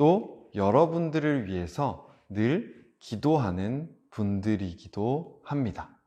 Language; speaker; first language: Korean; native; Korean